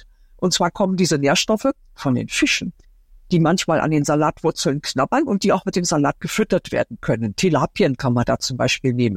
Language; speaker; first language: German; native; German